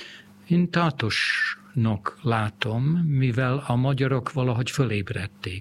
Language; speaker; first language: Hungarian; non-native, fluent; English